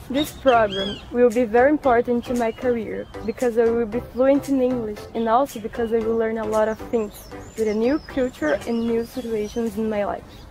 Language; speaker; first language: English; non-native, learner; Portuguese